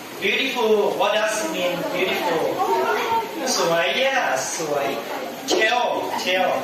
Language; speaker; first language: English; non-native, learner; Thai